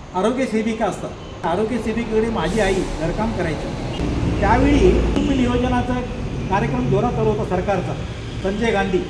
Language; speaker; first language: Marathi; native; Marathi